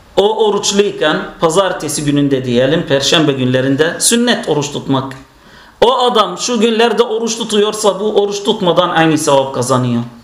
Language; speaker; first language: Turkish; non-native, fluent; Arabic